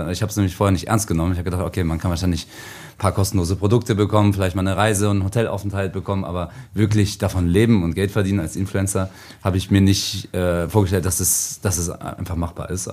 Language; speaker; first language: German; native; German